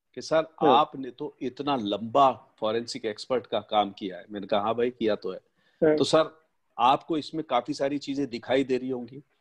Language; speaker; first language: Hindi; native; Hindi